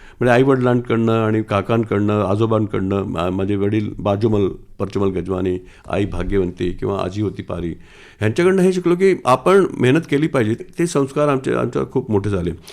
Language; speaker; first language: Marathi; non-native, local second language; Sindhi